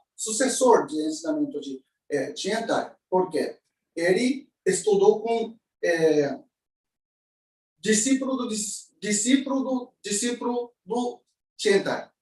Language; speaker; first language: Portuguese; non-native, learner; Japanese